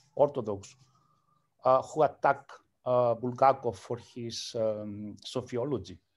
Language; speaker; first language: English; non-native, fluent; Greek